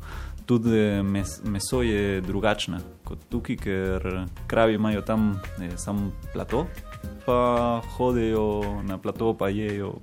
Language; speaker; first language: Slovenian; non-native, learner; Spanish